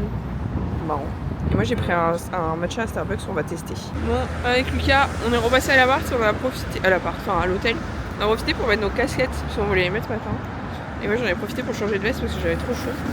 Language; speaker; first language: French; native; French